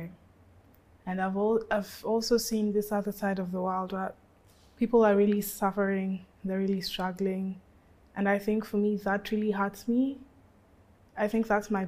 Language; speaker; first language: English; native; English